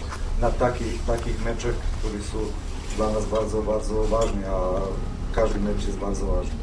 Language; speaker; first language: Polish; non-native, learner; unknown